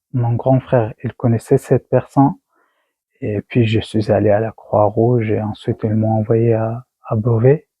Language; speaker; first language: French; non-native, learner; Persian